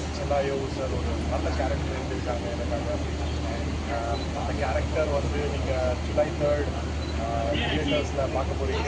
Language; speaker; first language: Tamil; non-native, local second language; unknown